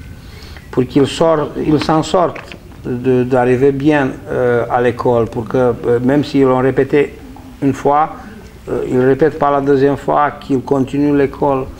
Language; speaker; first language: French; non-native, fluent; Romanian